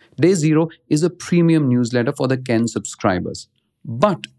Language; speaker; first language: English; non-native, local second language; Hindi